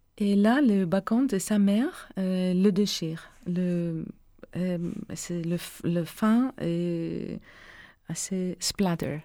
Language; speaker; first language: French; non-native, learner; Greek